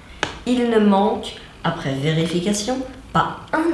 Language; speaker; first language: French; non-native, fluent; Czech